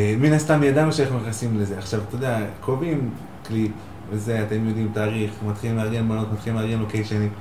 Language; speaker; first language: Hebrew; native; Hebrew